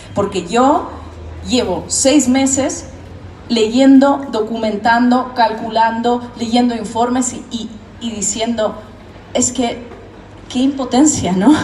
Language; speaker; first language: Spanish; non-native, fluent; Russian